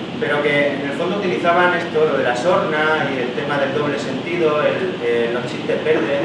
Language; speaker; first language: Spanish; native; Spanish